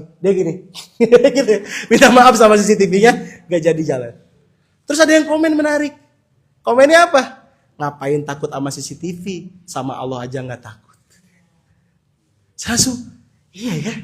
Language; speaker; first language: Indonesian; native; Indonesian